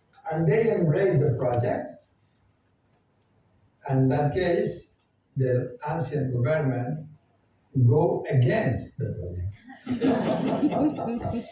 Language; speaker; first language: English; non-native, fluent; Spanish